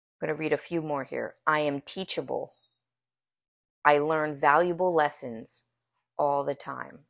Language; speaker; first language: English; native; English